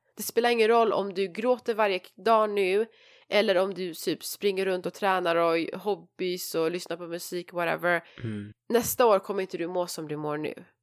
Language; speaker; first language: Swedish; early bilingual, other home language; Persian